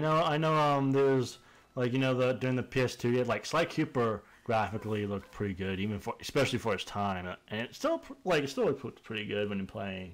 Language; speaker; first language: English; native; English